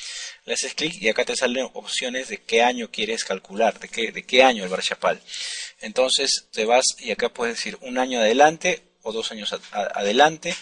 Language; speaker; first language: Spanish; native; Spanish